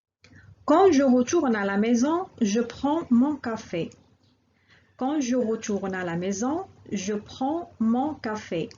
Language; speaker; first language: French; non-native, local second language; Arabic